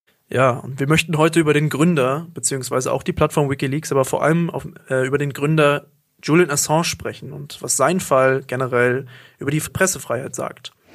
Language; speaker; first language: German; native; German